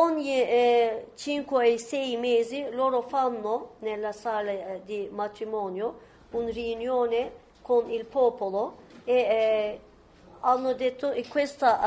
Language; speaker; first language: Italian; non-native, fluent; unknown